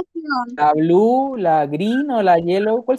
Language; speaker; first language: Spanish; native; Spanish